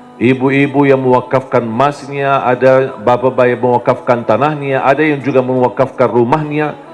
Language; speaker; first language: Indonesian; non-native, fluent; Arabic